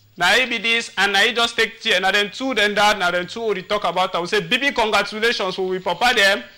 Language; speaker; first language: Nigerian Pidgin; native; Nigerian Pidgin